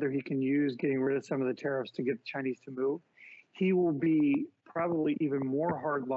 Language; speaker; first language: English; native; English